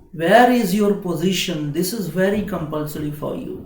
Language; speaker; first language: English; non-native, local second language; Hindi